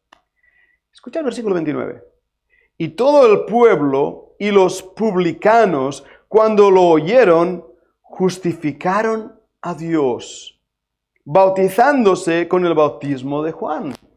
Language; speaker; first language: Spanish; native; Spanish